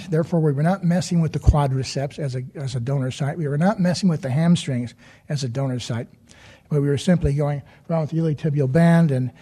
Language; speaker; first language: English; native; English